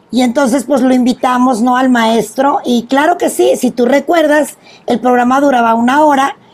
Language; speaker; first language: Spanish; native; Spanish